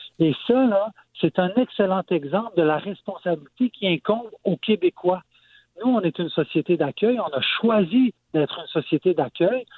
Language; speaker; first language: French; native; French